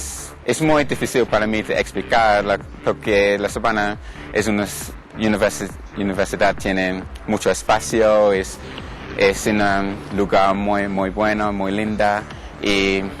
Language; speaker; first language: Spanish; non-native, learner; English